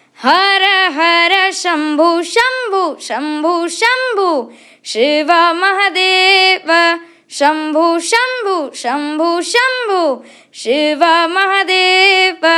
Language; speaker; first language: Hindi; non-native, local second language; Odia